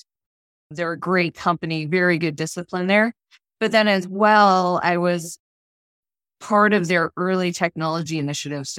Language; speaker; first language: English; native; English